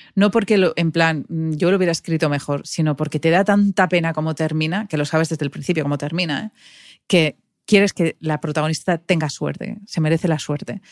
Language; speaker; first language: Spanish; native; Spanish